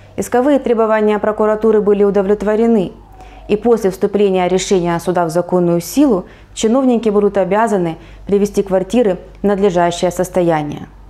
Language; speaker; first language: Russian; native; Russian